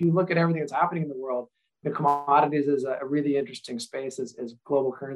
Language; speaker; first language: English; native; English